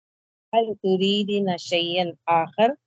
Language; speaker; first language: Arabic; non-native, learner; Tamil